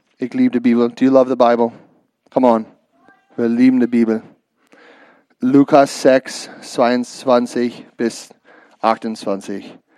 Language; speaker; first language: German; non-native, learner; English